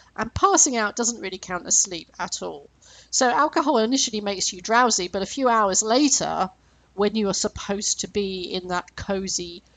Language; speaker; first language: English; native; English